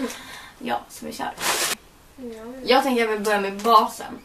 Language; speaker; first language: Swedish; native; Swedish